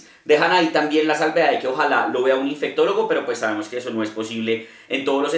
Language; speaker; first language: Spanish; native; Spanish